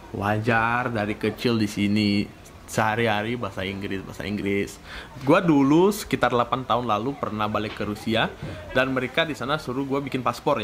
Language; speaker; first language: Indonesian; non-native, fluent; Russian